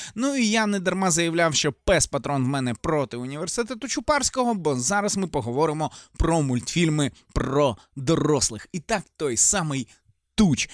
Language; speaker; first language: Ukrainian; native; Ukrainian